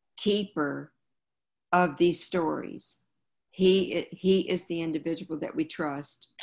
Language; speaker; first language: English; native; English